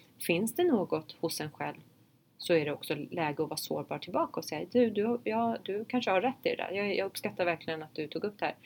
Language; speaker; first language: Swedish; early bilingual, other home language; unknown